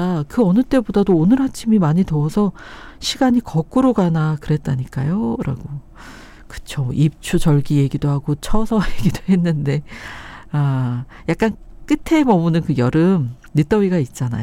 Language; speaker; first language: Korean; native; Korean